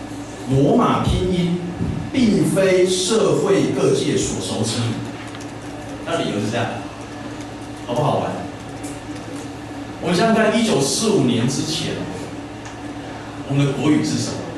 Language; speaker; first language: Chinese; native; Chinese